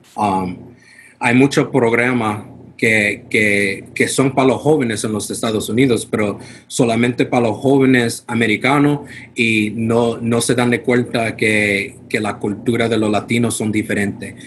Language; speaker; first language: Spanish; non-native, fluent; English